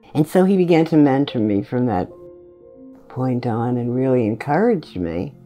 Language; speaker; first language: English; native; English